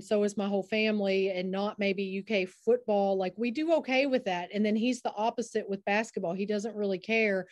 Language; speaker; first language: English; native; English